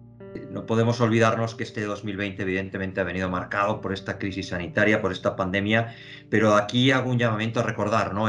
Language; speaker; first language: Spanish; native; Spanish